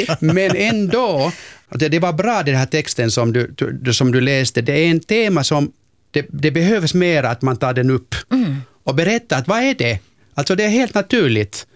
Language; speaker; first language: Swedish; non-native, local second language; Finnish